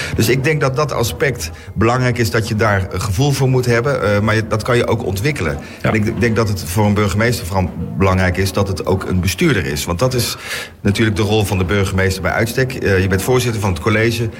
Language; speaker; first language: Dutch; native; Dutch